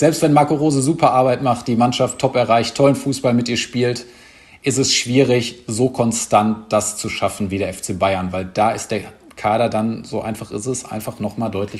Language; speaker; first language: German; native; German